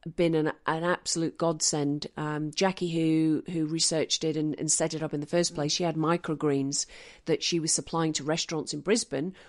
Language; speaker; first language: English; native; English